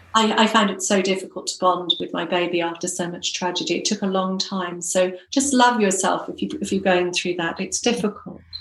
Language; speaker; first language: English; native; English